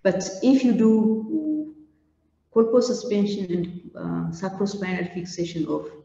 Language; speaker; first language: English; non-native, local second language; Amharic